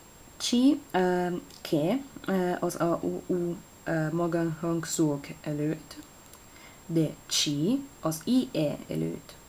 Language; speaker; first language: Hungarian; non-native, learner; Italian